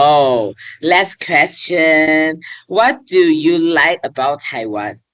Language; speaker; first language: English; non-native, learner; Chinese